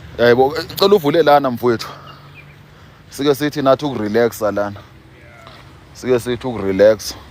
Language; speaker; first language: Zulu; non-native, local second language; Xhosa